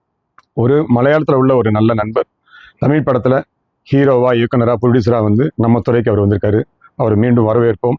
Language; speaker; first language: Tamil; native; Tamil